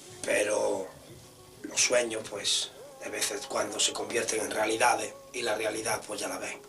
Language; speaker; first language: Spanish; native; Spanish